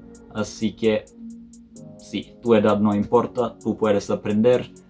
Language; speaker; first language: Spanish; non-native, fluent; Serbian